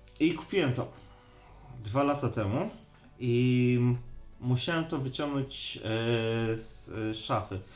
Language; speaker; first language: Polish; native; Polish